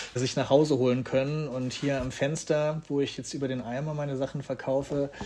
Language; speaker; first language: German; native; German